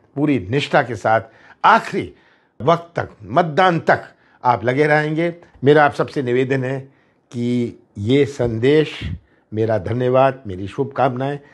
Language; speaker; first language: Hindi; native; Hindi